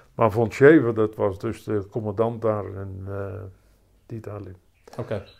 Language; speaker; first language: Dutch; native; Dutch